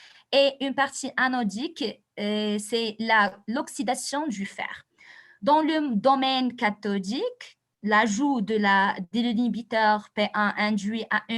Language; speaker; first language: French; non-native, local second language; Arabic